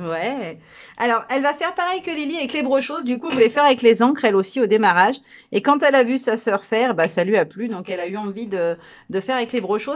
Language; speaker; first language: French; native; French